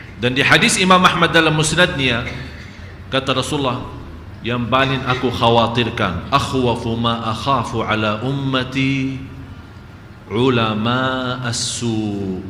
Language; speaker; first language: Malay; non-native, fluent; Arabic